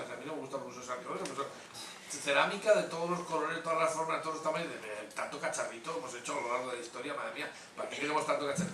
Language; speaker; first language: Spanish; native; Spanish